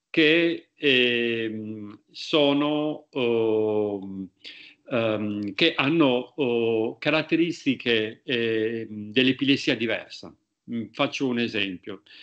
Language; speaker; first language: Italian; native; Italian